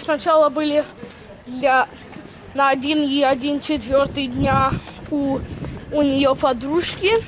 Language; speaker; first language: Russian; early bilingual, heritage; Russian